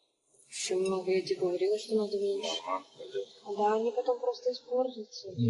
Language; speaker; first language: Russian; native; Russian